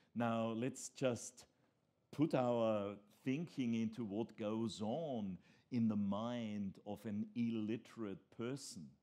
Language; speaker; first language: English; non-native, fluent; German